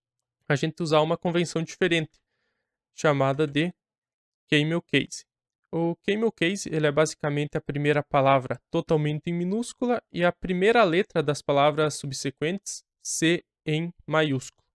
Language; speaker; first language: Portuguese; native; Portuguese